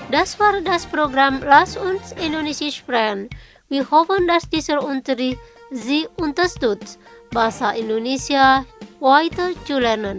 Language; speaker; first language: German; non-native, fluent; Indonesian